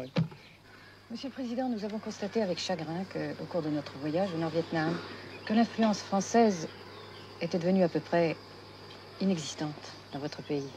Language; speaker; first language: French; native; French